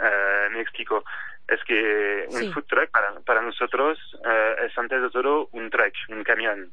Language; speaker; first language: Spanish; non-native, fluent; French